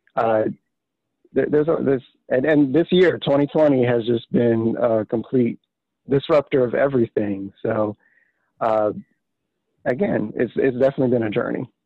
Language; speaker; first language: English; native; English